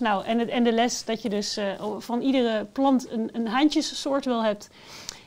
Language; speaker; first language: Dutch; native; Dutch